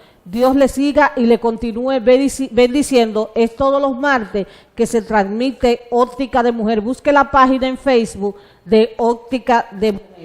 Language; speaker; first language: Spanish; native; Spanish